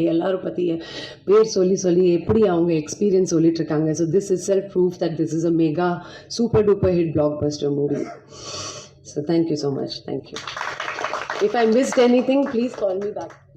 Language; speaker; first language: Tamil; non-native, fluent; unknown